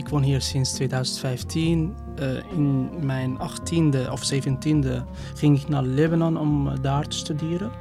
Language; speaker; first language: Dutch; non-native, fluent; Persian